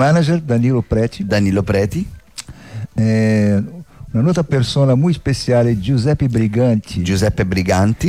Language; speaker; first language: Italian; non-native, learner; Portuguese